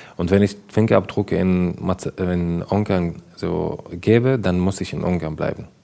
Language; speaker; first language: German; non-native, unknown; Arabic